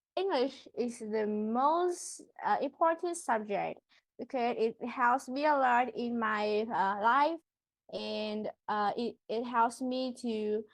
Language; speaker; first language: English; non-native, learner; Vietnamese